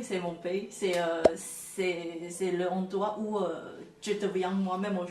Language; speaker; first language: French; non-native, fluent; Chinese